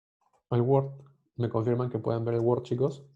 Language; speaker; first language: Spanish; native; Spanish